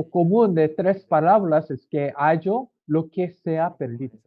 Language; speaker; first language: Spanish; non-native, learner; Korean